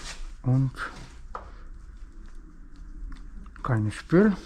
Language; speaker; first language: German; non-native, learner; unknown